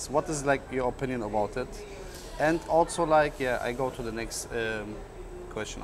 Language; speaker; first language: English; non-native, learner; German